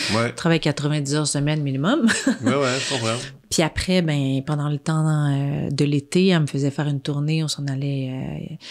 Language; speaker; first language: French; native; French